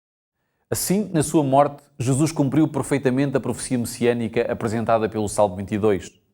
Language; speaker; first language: Portuguese; native; Portuguese